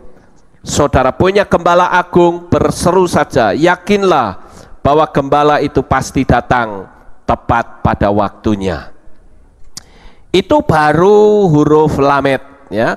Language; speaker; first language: Indonesian; native; Indonesian